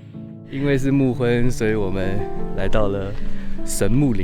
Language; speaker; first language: Chinese; native; Chinese